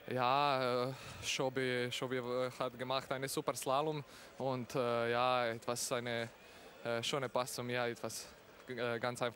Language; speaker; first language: German; non-native, learner; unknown